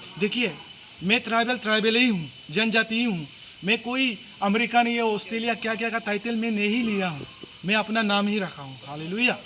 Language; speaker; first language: Hindi; non-native, local second language; Mising